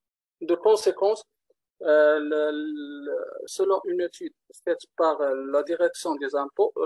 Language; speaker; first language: French; non-native, learner; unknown